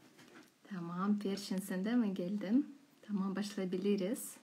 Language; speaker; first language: Turkish; non-native, learner; Russian